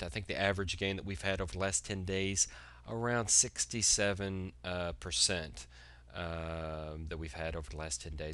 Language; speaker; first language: English; native; English